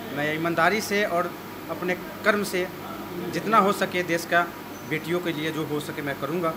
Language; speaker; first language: Hindi; native; Hindi